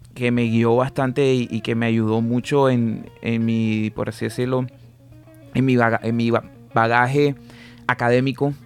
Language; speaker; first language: Spanish; native; Spanish